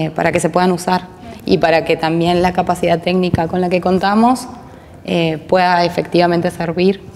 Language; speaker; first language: Spanish; native; Spanish